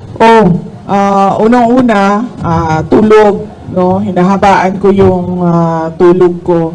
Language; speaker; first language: Filipino; non-native, local second language; Cebuano